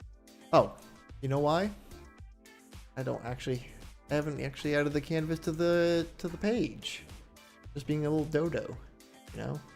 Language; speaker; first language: English; native; English